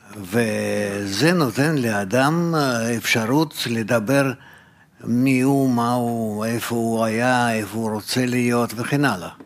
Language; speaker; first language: Hebrew; non-native, fluent; Russian